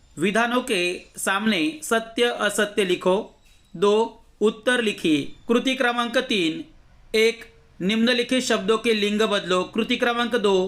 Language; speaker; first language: Hindi; non-native, local second language; Marathi